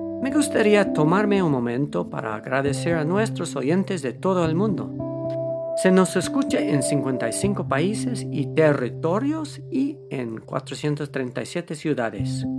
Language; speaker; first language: Spanish; non-native, fluent; English